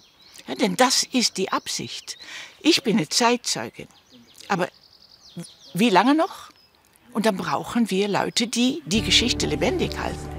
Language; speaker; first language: German; early bilingual, heritage; German